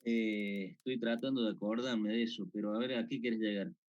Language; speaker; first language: Spanish; native; Spanish